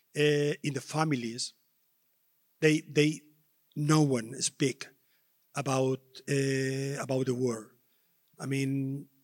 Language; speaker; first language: English; non-native, learner; Spanish